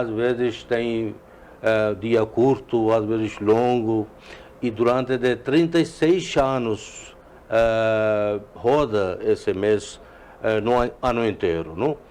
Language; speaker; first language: Portuguese; non-native, fluent; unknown